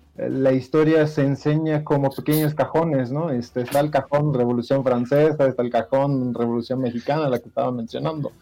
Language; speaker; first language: Spanish; non-native, fluent; Dutch